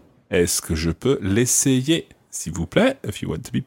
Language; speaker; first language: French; non-native, fluent; English